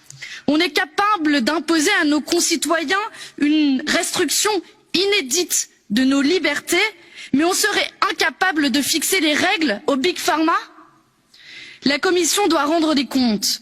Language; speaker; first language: French; native; French